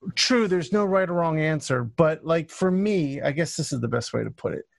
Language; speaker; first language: English; native; English